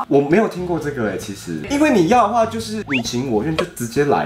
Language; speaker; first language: Chinese; native; Chinese